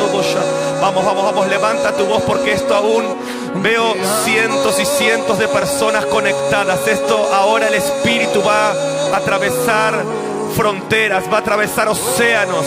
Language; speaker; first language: Spanish; native; Spanish